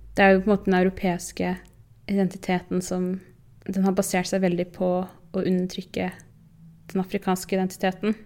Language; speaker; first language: Norwegian; early bilingual, other home language; Tigrinya